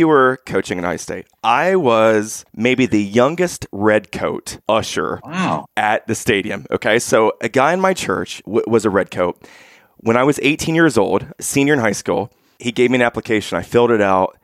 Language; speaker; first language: English; native; English